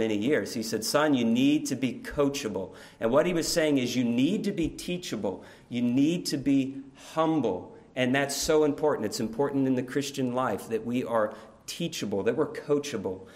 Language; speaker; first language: English; native; English